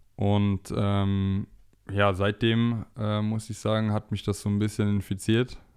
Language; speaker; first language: German; native; German